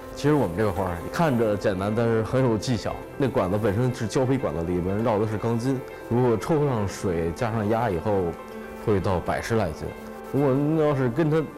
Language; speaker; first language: Chinese; native; Chinese